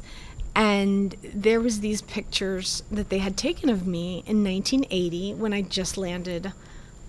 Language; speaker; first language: English; early bilingual, other home language; Spanish